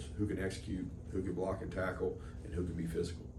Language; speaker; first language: English; native; English